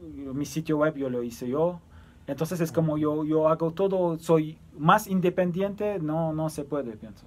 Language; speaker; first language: Spanish; early bilingual, other home language; Turkish